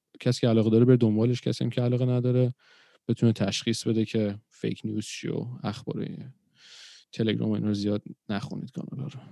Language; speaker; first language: Persian; early bilingual, other home language; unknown